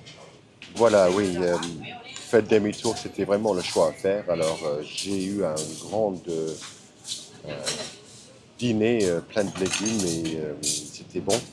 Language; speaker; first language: French; non-native, fluent; English